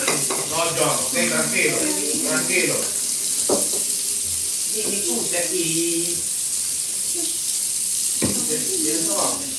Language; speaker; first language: Spanish; native; Spanish